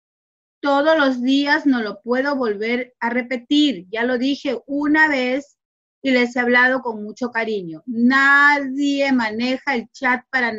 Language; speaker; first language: Spanish; native; Spanish